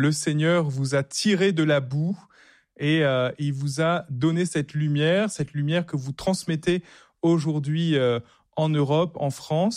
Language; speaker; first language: French; native; French